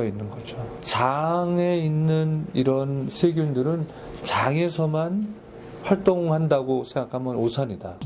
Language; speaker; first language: Korean; native; Korean